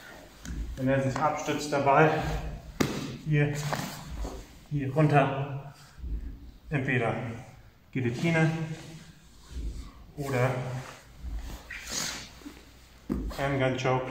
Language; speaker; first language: German; non-native, fluent; English